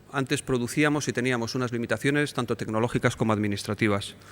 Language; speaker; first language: Spanish; native; Spanish